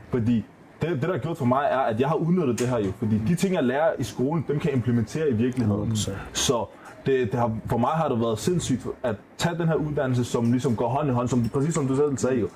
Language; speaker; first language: Danish; early bilingual, other home language; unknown